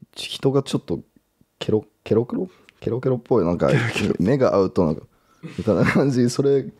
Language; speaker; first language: Japanese; early bilingual, heritage; English